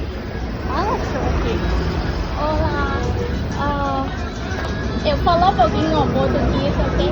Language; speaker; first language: Portuguese; non-native, learner; Thai